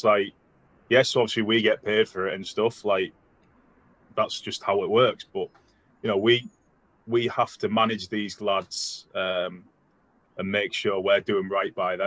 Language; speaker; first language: English; native; English